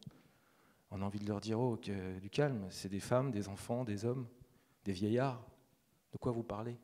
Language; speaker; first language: French; native; French